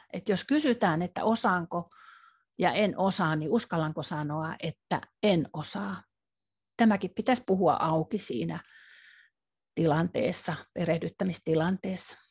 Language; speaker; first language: Finnish; native; Finnish